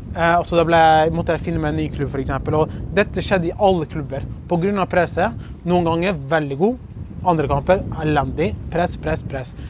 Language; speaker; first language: Norwegian; early bilingual, other home language; Kurdish